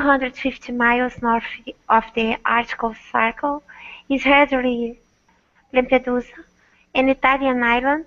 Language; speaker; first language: English; non-native, learner; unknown